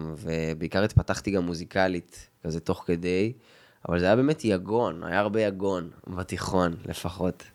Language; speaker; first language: Hebrew; native; Hebrew